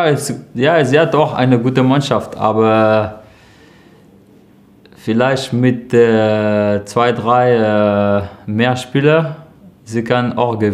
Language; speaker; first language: German; non-native, learner; French